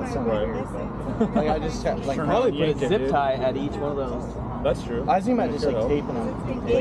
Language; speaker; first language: English; native; English